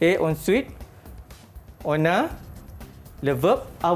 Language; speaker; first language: French; non-native, fluent; Malay